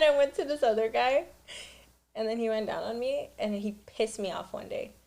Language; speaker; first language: English; native; English